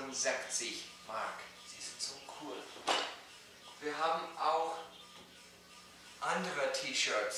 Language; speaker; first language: German; non-native, learner; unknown